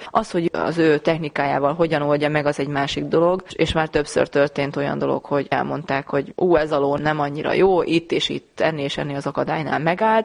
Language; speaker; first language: Hungarian; native; Hungarian